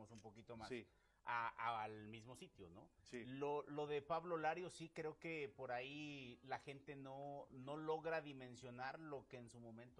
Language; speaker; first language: Spanish; native; Spanish